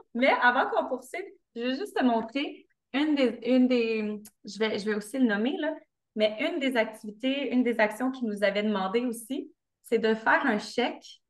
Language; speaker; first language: French; native; French